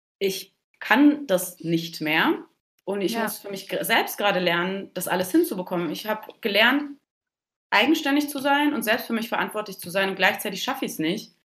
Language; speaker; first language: German; early bilingual, other home language; Turkish